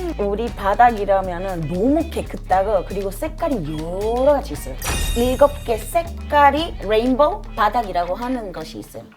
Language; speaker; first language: Korean; non-native, fluent; Spanish